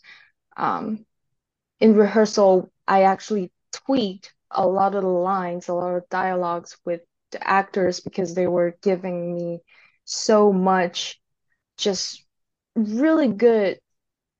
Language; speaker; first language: English; non-native, local second language; Cantonese